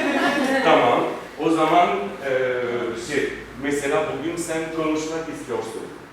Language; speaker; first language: Turkish; non-native, fluent; French